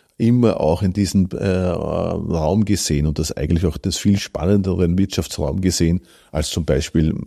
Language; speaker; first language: German; native; German